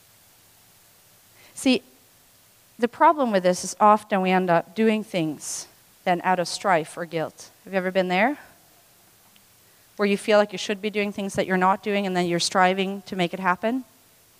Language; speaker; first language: English; non-native, local second language; Swedish